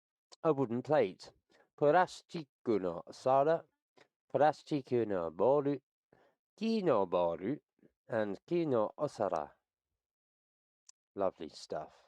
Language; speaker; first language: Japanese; non-native, learner; English